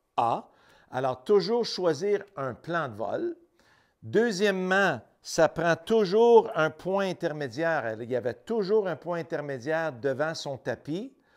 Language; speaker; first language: French; native; French